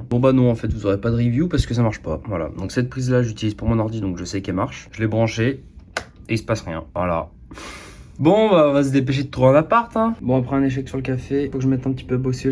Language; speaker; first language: French; native; French